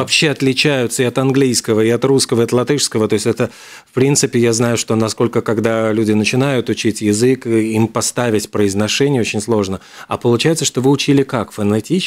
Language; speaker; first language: Russian; native; Russian